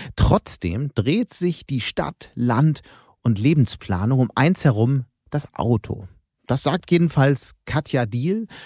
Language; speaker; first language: German; native; German